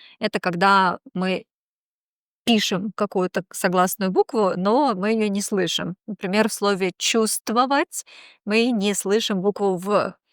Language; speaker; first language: Russian; native; Russian